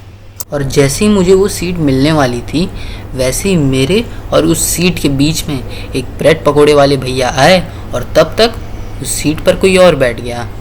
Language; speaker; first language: Hindi; native; Hindi